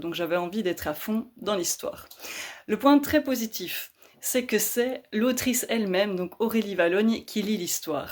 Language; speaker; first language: French; native; French